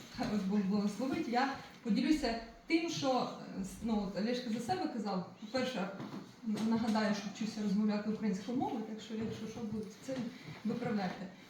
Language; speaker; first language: Ukrainian; non-native, local second language; Russian